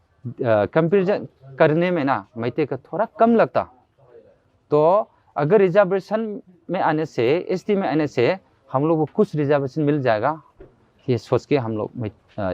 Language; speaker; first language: Hindi; non-native, local second language; Manipuri